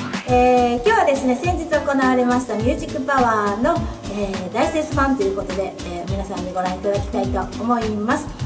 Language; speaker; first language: Japanese; native; Japanese